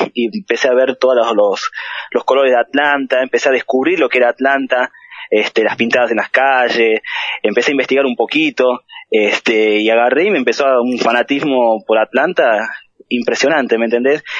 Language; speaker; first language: Spanish; native; Spanish